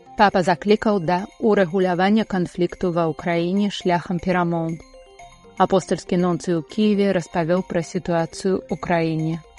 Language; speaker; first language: Belarusian; native; Belarusian